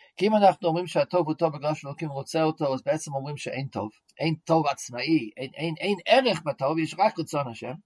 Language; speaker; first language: Hebrew; non-native, fluent; English